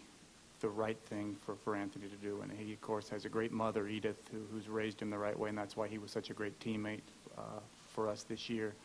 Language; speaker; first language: English; native; English